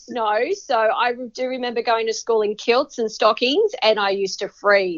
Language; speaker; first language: English; native; English